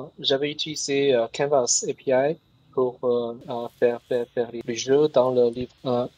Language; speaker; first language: French; non-native, learner; Chinese